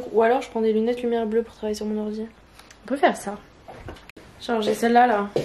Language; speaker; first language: French; native; French